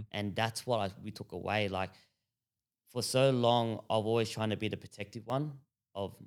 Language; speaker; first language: English; native; English